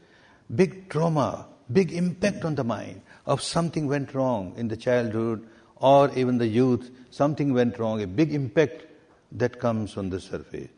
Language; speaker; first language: English; non-native, fluent; Burmese